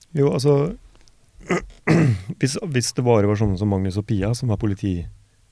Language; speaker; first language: Norwegian; native; Norwegian